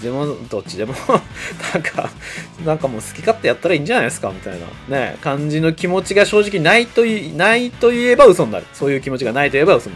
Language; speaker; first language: Japanese; native; Japanese